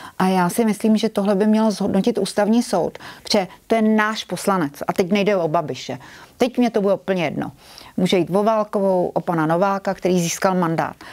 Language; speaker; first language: Czech; native; Czech